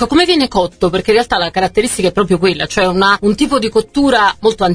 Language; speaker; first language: Italian; native; Italian